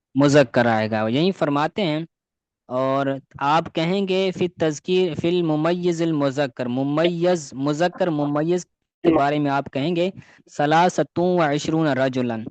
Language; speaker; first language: Urdu; native; Urdu